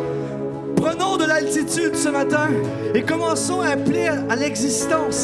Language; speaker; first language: French; native; French